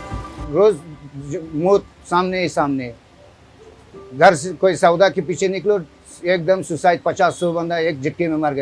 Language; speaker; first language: Hindi; non-native, fluent; Persian